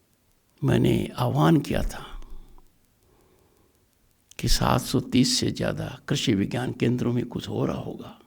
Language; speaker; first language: Hindi; native; Hindi